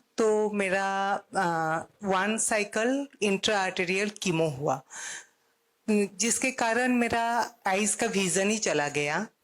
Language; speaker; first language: Hindi; non-native, local second language; Odia